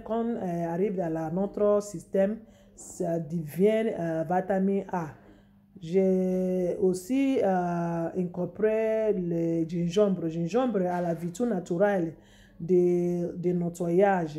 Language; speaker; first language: French; non-native, fluent; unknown